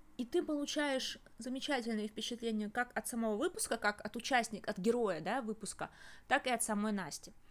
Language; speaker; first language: Russian; native; Russian